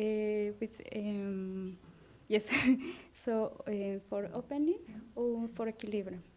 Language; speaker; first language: English; non-native, learner; Spanish